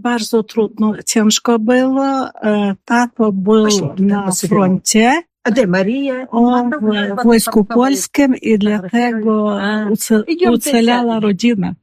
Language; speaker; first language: Polish; early bilingual, heritage; Polish